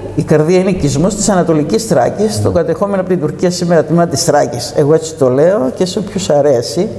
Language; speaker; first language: Greek; native; Greek